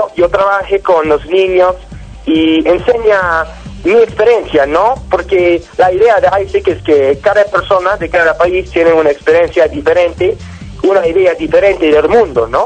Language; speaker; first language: Spanish; non-native, learner; English